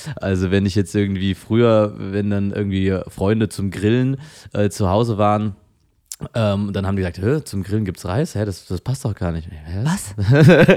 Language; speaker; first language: German; early bilingual, other home language; Filipino